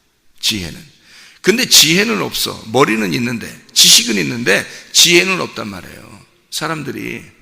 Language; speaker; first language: Korean; native; Korean